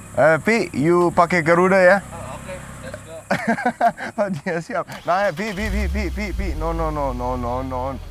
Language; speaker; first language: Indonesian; non-native, learner; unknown